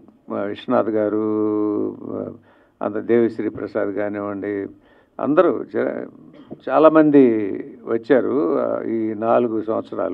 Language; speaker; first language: Telugu; native; Telugu